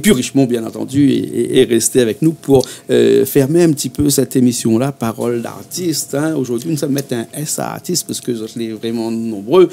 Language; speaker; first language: French; non-native, local second language; Réunion Creole French